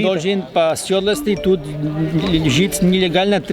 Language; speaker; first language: Russian; non-native, fluent; Spanish